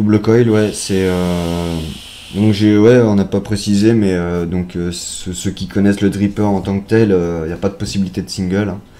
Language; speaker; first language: French; native; French